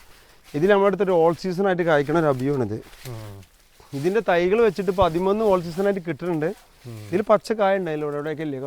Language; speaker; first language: Malayalam; native; Malayalam